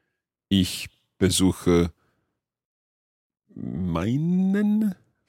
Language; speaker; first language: German; non-native, learner; English